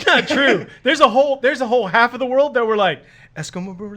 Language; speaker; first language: English; native; English